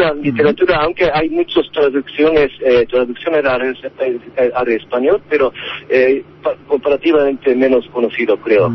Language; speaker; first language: Spanish; non-native, learner; Japanese